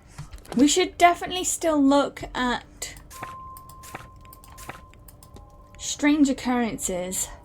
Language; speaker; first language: English; native; English